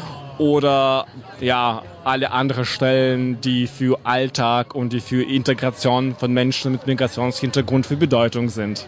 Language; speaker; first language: German; non-native, fluent; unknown